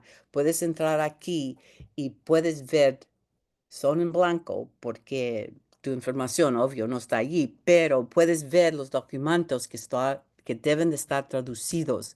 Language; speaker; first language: Spanish; early bilingual, heritage; Spanish